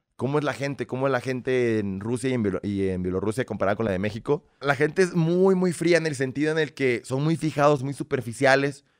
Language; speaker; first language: Spanish; early bilingual, other home language; Russian